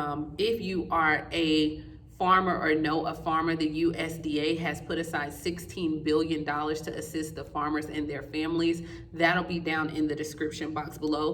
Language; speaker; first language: English; native; English